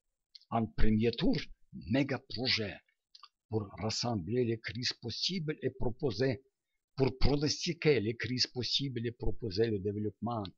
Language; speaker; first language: French; non-native, learner; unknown